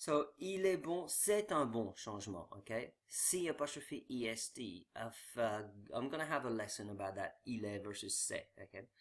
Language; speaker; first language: French; non-native, fluent; English